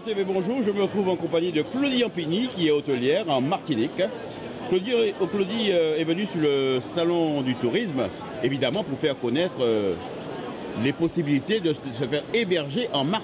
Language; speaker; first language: French; native; French